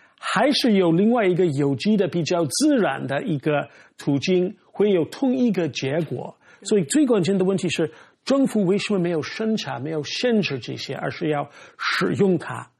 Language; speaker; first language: Chinese; non-native, fluent; English